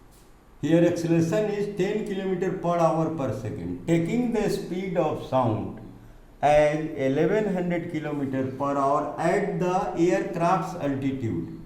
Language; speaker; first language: English; non-native, local second language; Hindi